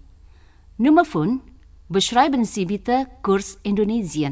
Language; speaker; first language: German; non-native, fluent; Indonesian